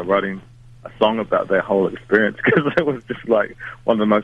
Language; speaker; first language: English; native; English